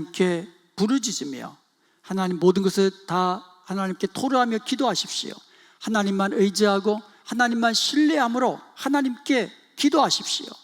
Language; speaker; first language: Korean; native; Korean